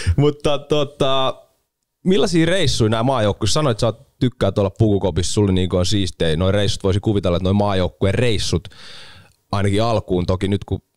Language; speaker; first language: Finnish; native; Finnish